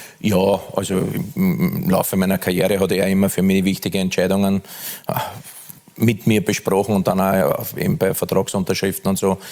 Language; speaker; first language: German; native; German